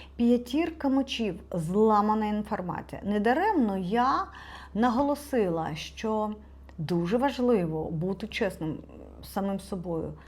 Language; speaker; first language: Ukrainian; non-native, local second language; Russian